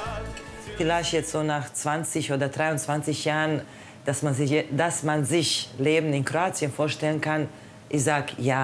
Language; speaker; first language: German; non-native, fluent; Croatian